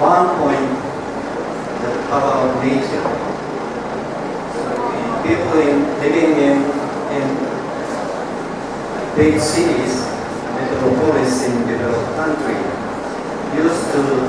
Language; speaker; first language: English; non-native, learner; Japanese